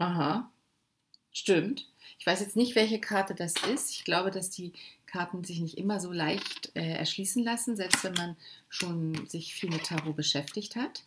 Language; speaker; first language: German; native; German